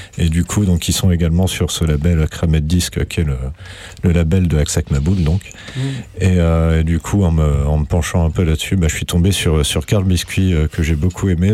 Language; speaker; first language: French; native; French